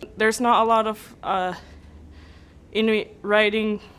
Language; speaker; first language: English; native; English